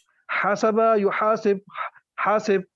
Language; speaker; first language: Arabic; non-native, learner; Urdu